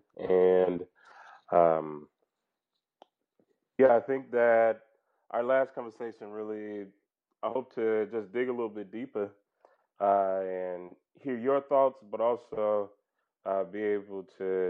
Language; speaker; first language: English; native; English